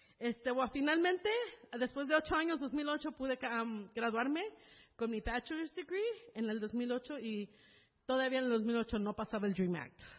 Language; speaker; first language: Spanish; early bilingual, heritage; Spanish